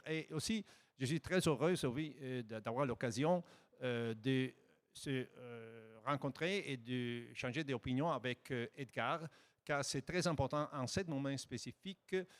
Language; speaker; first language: French; non-native, fluent; Italian